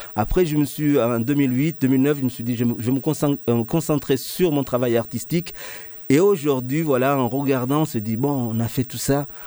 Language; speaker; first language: French; early bilingual, other home language; Ngazidja Comorian